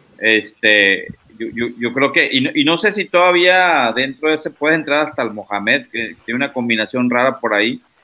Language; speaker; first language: Spanish; native; Spanish